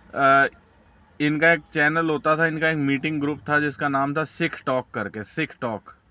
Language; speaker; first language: Hindi; non-native, local second language; Punjabi